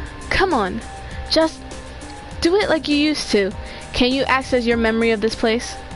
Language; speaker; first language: English; early bilingual, other home language; Spanish